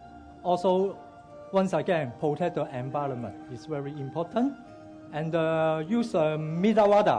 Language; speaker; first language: English; non-native, local second language; Cantonese